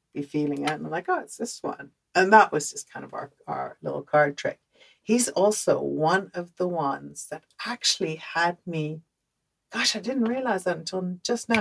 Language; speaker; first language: English; early bilingual, other home language; Dutch